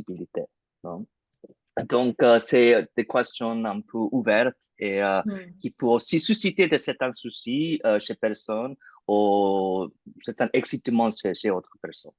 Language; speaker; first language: French; non-native, fluent; English